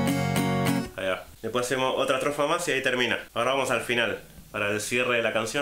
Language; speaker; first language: Spanish; native; Spanish